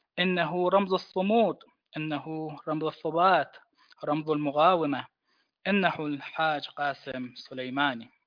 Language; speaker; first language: Arabic; non-native, fluent; Persian